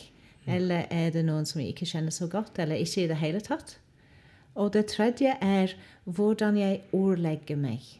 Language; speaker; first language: Norwegian; non-native, fluent; English